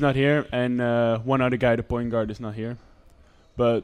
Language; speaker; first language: English; non-native, fluent; Dutch